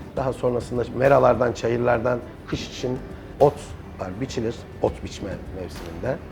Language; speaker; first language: Turkish; native; Turkish